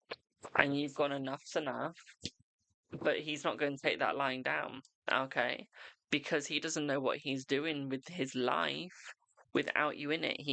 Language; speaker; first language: English; native; English